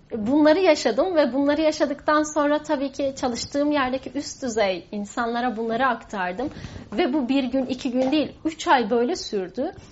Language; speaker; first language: Turkish; non-native, local second language; Kurdish